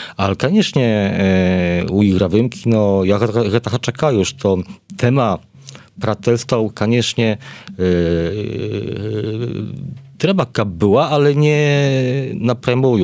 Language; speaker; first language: Polish; non-native, learner; Belarusian